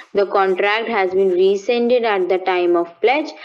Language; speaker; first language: English; non-native, local second language; Hindi